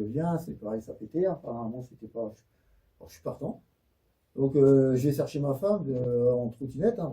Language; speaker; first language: French; native; French